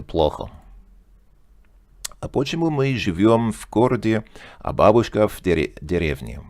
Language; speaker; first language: Russian; non-native, learner; English